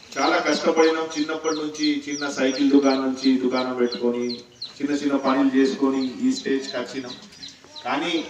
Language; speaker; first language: Telugu; non-native, local second language; Urdu